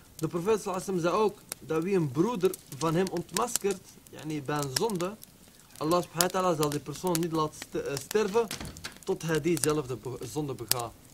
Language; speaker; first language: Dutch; early bilingual, other home language; Arabic